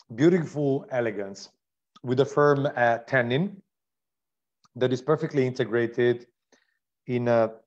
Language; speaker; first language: English; non-native, fluent; Italian